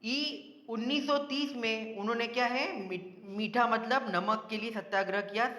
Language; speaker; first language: Hindi; non-native, local second language; Gujarati